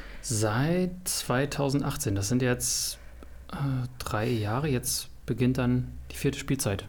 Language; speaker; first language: German; native; German